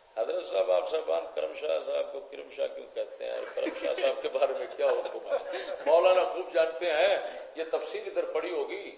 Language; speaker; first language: Urdu; non-native, local second language; Punjabi